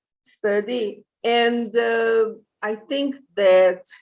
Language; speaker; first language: English; non-native, fluent; Portuguese